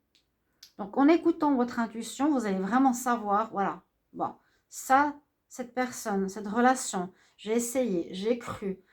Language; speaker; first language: French; native; French